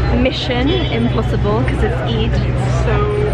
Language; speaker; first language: English; native; English